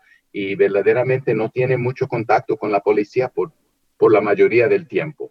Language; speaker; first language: Spanish; early bilingual, heritage; Spanish